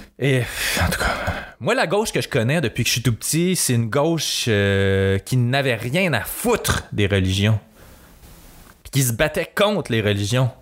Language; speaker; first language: French; native; French